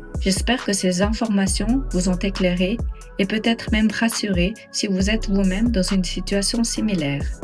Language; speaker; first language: French; non-native, local second language; Swiss German